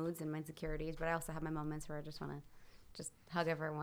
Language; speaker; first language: English; native; English